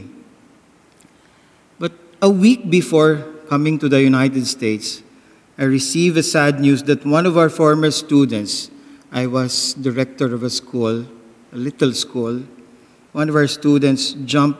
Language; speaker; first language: English; non-native, local second language; Bikol